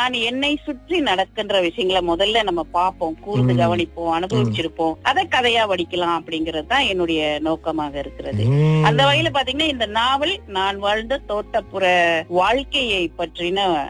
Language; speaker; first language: Tamil; early bilingual, heritage; Tamil